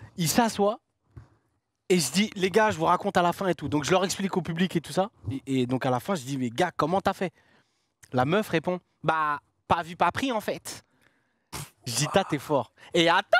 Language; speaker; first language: French; native; French